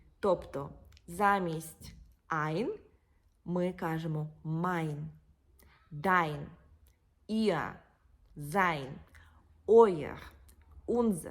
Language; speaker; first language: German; non-native, fluent; Ukrainian